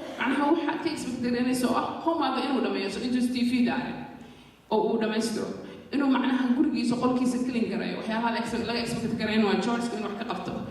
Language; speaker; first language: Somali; native; Somali